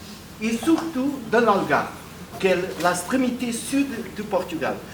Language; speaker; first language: French; non-native, fluent; Portuguese